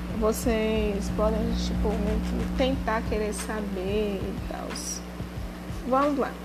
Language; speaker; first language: Portuguese; native; Portuguese